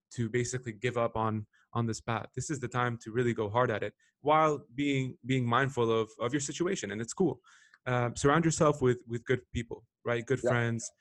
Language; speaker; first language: English; non-native, fluent; Arabic